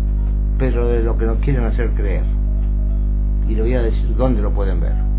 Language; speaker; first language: Spanish; native; Spanish